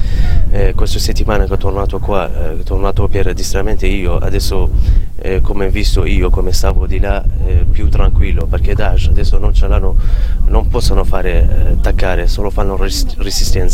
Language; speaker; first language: Italian; non-native, learner; Kurdish